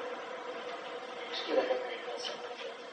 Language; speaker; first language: Hungarian; non-native, learner; Russian